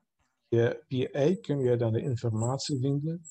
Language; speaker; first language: Dutch; non-native, fluent; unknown